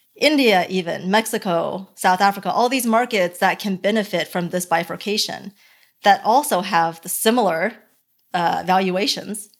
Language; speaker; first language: English; early bilingual, other home language; Chinese